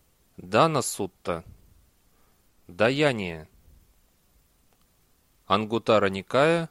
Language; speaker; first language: Russian; native; Russian